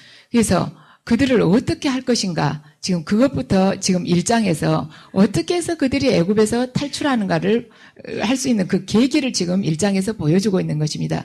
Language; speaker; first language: Korean; native; Korean